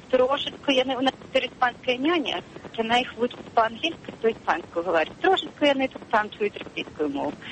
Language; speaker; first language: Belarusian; non-native, local second language; Russian